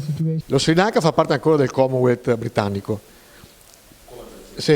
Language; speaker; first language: Italian; native; Italian